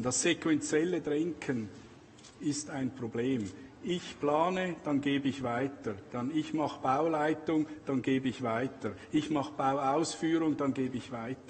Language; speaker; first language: German; native; German